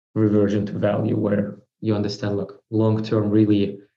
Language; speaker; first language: English; non-native, fluent; Russian